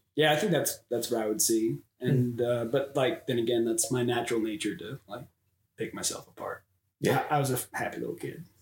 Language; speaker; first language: English; native; English